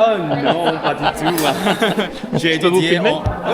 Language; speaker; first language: French; non-native, learner; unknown